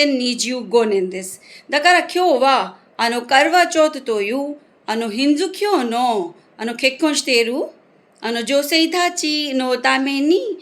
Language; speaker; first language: Japanese; non-native, fluent; Hindi